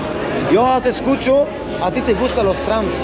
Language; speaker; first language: Spanish; non-native, learner; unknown